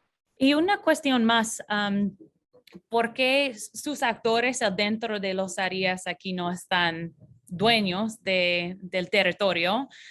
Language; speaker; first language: Spanish; non-native, fluent; English